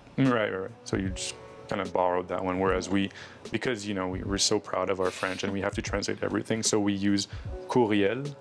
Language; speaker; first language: English; native; English